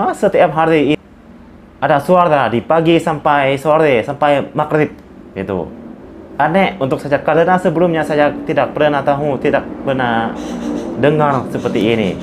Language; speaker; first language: Indonesian; non-native, learner; Lao